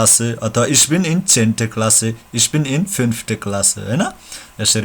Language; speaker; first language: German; non-native, learner; Nepali